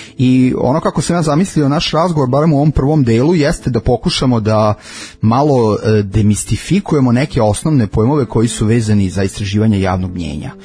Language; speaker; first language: Serbian; native; Serbian